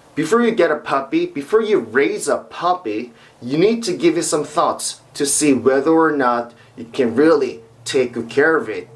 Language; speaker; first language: English; non-native, fluent; Korean